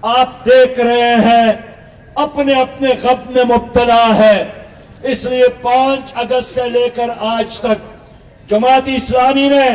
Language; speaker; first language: Urdu; non-native, local second language; Pashto